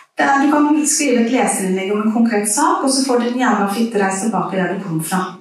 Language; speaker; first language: Norwegian; early bilingual, other home language; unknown